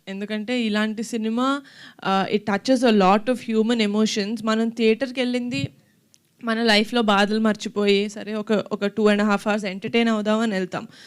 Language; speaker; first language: Telugu; native; Telugu